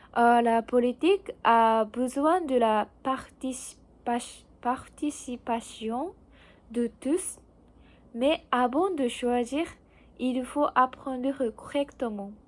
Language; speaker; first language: French; non-native, learner; Japanese